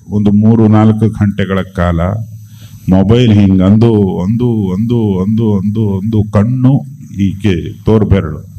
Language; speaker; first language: Kannada; native; Kannada